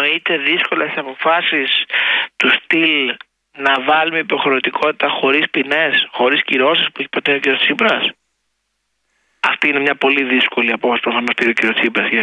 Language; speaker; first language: Greek; native; Greek